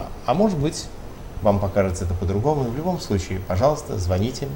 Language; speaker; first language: Russian; native; Russian